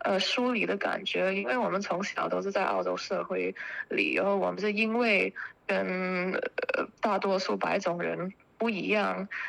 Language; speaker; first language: Chinese; early bilingual, heritage; Chinese